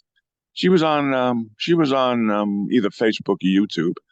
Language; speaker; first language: English; native; English